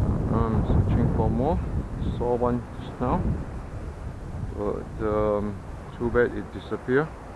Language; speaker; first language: English; non-native, local second language; Chinese